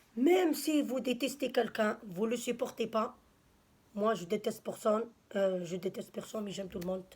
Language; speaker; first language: French; non-native, local second language; Arabic